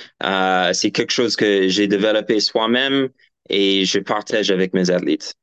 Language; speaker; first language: French; non-native, fluent; English